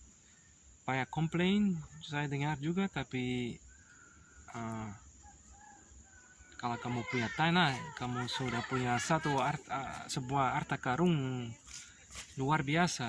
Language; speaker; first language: Indonesian; non-native, learner; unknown